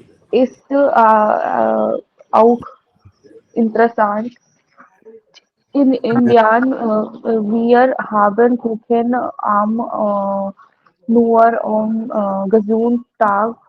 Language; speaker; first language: German; non-native, learner; Hindi